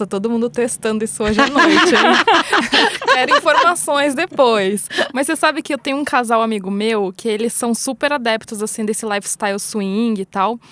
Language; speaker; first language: Portuguese; native; Portuguese